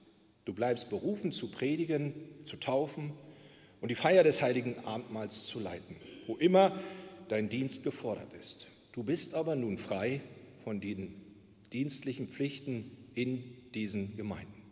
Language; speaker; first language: German; native; German